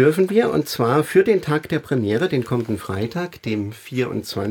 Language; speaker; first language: German; native; German